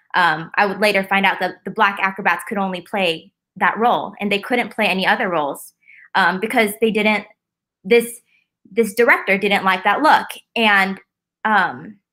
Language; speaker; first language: English; native; English